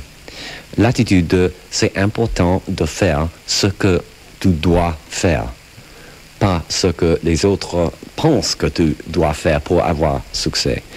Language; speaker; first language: French; non-native, fluent; English